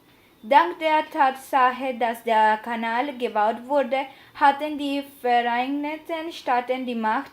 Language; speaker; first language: German; non-native, learner; Spanish